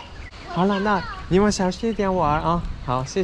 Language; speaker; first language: Chinese; non-native, fluent; Korean